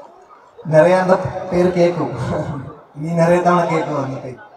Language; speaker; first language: Tamil; non-native, learner; Malayalam